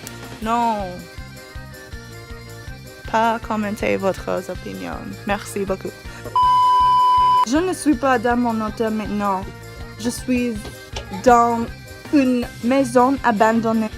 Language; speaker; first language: French; non-native, learner; English